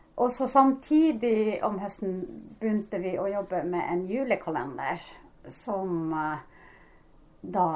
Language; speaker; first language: Norwegian; non-native, fluent; Finnish